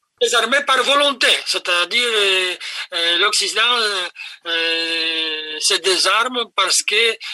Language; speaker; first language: French; non-native, fluent; Polish